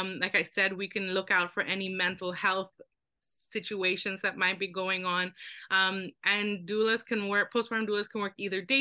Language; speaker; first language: English; native; English